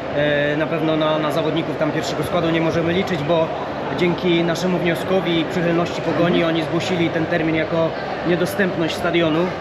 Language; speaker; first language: Polish; native; Polish